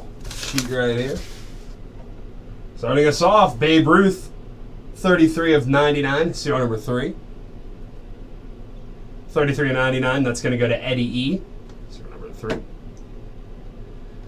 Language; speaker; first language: English; native; English